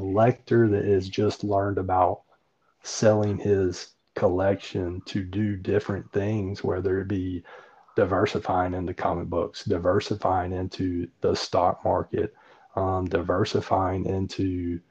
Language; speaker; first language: English; native; English